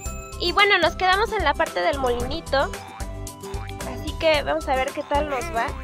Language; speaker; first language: Spanish; native; Spanish